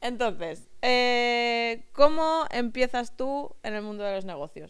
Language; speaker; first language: Spanish; native; Spanish